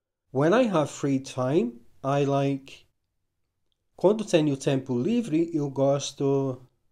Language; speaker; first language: Portuguese; non-native, fluent; English